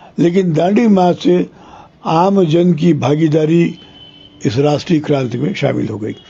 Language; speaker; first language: Hindi; non-native, local second language; Telugu